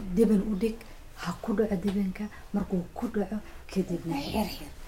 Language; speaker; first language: French; non-native, learner; Somali